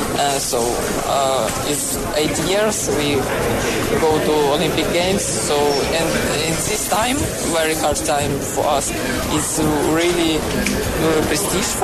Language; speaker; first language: English; non-native, learner; Ukrainian